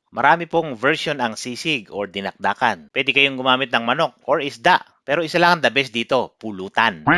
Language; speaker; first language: Filipino; non-native, local second language; Iloko